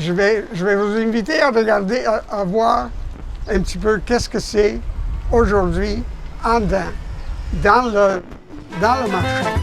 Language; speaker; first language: French; non-native, fluent; Italian